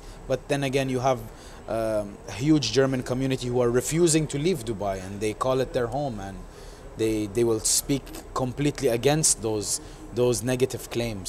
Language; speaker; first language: English; non-native, local second language; Arabic